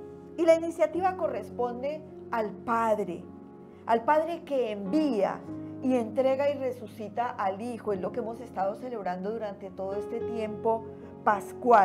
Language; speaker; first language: Spanish; native; Spanish